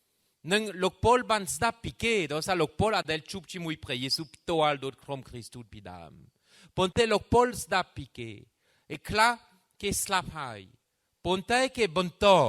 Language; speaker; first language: Khmer; non-native, fluent; French